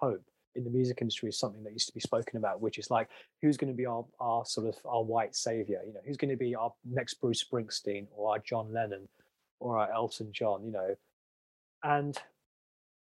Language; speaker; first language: English; native; English